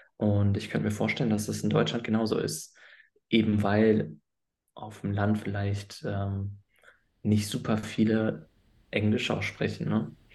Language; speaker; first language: German; native; German